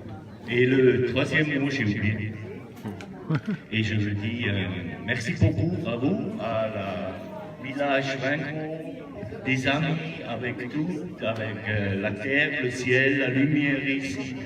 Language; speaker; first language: French; non-native, learner; German